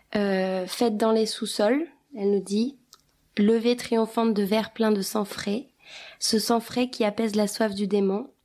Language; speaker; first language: French; early bilingual, other home language; Albanian